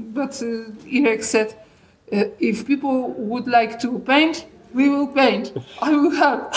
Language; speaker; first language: English; non-native, learner; Polish